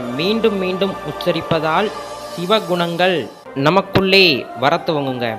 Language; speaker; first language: Tamil; native; Tamil